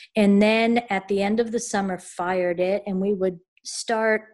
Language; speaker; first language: English; native; English